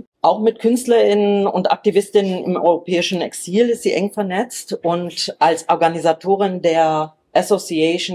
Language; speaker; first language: German; native; German